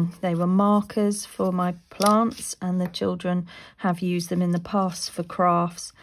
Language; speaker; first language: English; native; English